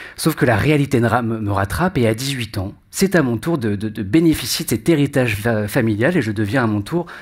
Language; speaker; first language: French; native; French